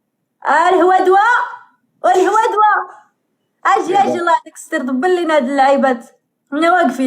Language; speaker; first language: Arabic; native; Arabic